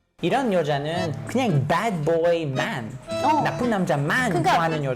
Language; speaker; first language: Korean; non-native, learner; English